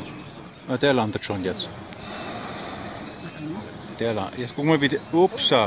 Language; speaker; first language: German; native; German